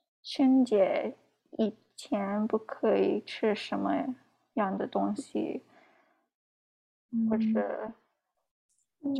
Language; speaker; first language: Chinese; non-native, learner; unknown